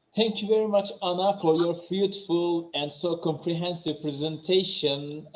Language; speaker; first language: English; non-native, fluent; Turkish